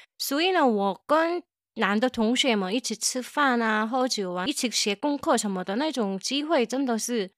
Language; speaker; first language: Chinese; non-native, fluent; Korean